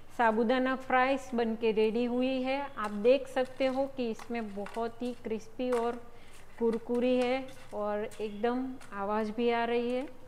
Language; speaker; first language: Hindi; non-native, local second language; Gujarati